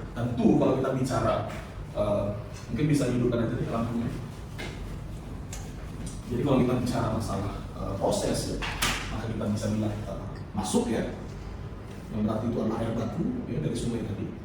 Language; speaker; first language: Indonesian; native; Indonesian